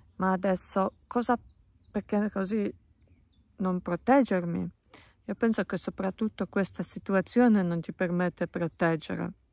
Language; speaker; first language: Italian; non-native, learner; Polish